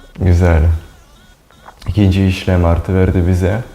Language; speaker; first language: Turkish; non-native, learner; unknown